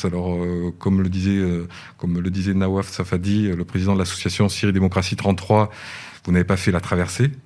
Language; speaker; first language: French; native; French